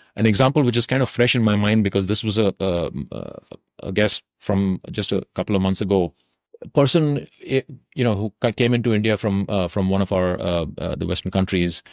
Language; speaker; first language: English; non-native, local second language; Tamil